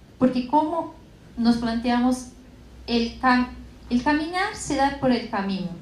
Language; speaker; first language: Spanish; non-native, fluent; Portuguese